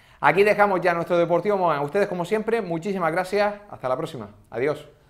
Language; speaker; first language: Spanish; native; Spanish